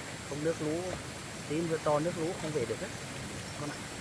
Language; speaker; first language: Vietnamese; native; Vietnamese